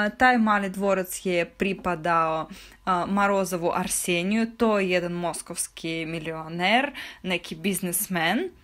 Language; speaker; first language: Bosnian; non-native, fluent; Russian